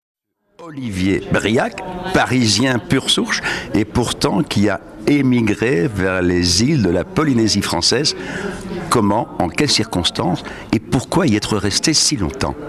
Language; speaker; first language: French; native; French